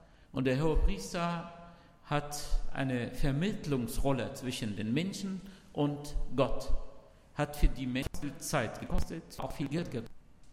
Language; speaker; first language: German; non-native, learner; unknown